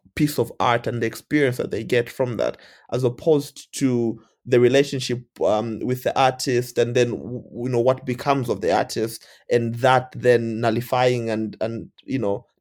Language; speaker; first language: English; non-native, local second language; Bemba